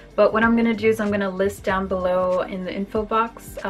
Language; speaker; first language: English; native; English